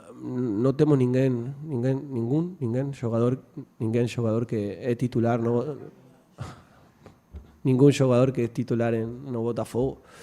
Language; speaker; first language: Portuguese; non-native, fluent; Spanish